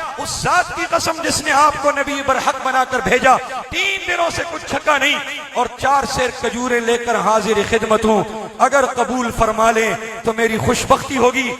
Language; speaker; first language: Urdu; non-native, local second language; Pashto